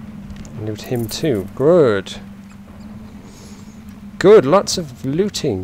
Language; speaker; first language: English; native; English